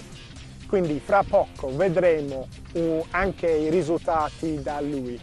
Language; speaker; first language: Italian; non-native, fluent; English